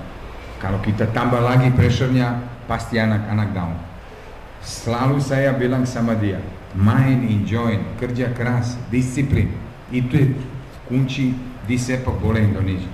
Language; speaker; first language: Indonesian; non-native, fluent; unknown